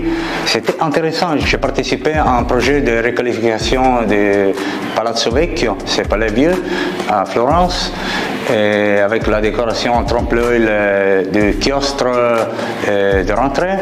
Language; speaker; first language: French; non-native, fluent; Italian